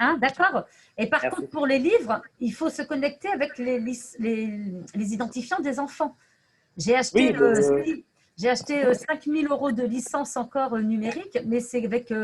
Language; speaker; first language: French; native; French